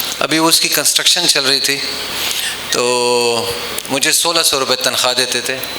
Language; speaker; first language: Urdu; non-native, local second language; Pashto